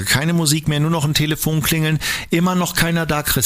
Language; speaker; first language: German; native; German